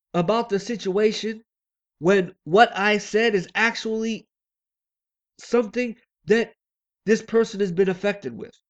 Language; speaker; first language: English; native; English